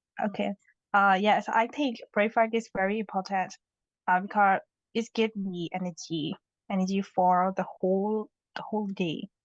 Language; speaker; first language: English; non-native, learner; Indonesian